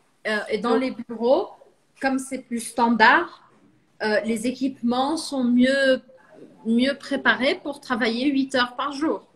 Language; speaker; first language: French; non-native, fluent; Portuguese